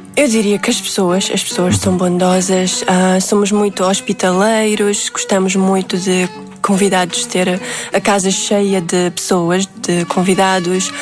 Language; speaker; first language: Portuguese; early bilingual, other home language; Uzbek